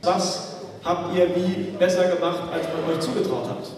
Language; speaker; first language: German; native; German